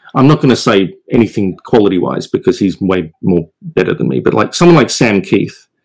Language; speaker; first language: English; native; English